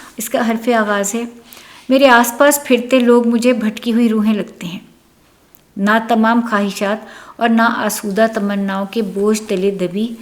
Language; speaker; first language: Urdu; native; Urdu